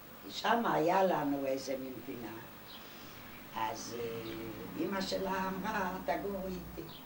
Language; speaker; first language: Hebrew; non-native, fluent; Yiddish